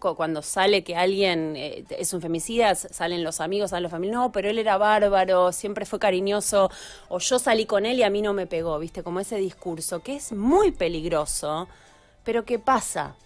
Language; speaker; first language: Spanish; native; Spanish